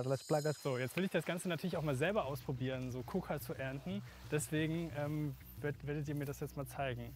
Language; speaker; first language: German; native; German